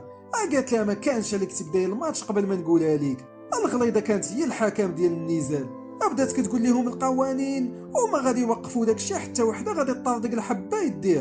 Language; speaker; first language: Arabic; native; Arabic